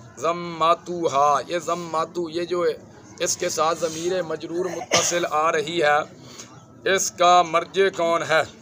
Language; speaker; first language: Urdu; non-native, local second language; Punjabi